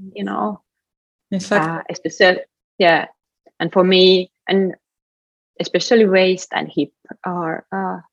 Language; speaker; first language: English; non-native, fluent; Finnish